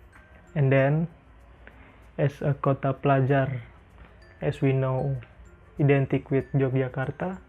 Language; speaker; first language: English; non-native, learner; Indonesian